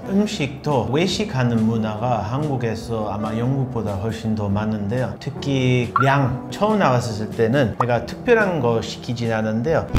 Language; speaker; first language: Korean; non-native, fluent; English